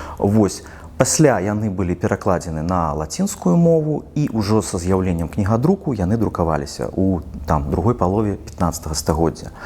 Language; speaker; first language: Belarusian; non-native, local second language; Russian